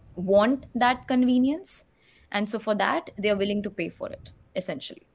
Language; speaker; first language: English; non-native, local second language; Hindi